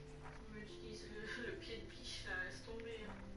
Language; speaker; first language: French; native; French